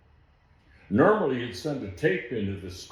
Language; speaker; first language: English; native; English